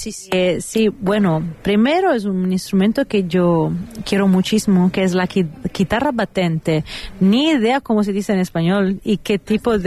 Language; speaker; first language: Spanish; non-native, fluent; Italian